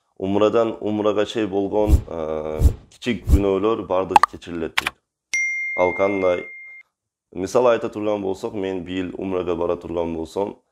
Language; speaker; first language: Kyrgyz; non-native, local second language; Uzbek